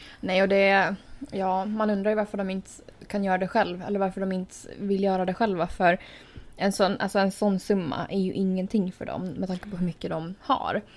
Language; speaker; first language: Swedish; native; Swedish